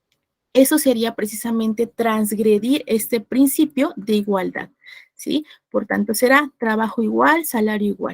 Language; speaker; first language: Spanish; native; Spanish